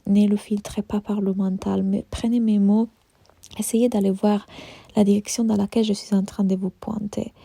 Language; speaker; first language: French; non-native, fluent; Italian